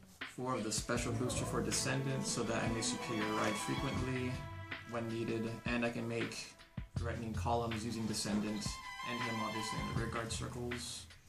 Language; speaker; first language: English; native; English